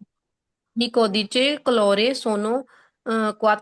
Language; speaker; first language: Italian; non-native, learner; Punjabi